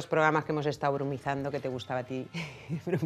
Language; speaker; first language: Spanish; native; Spanish